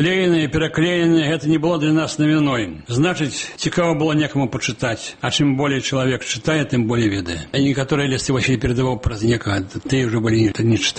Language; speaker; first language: Belarusian; native; Belarusian